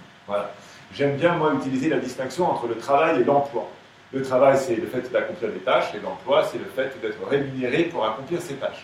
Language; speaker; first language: French; native; French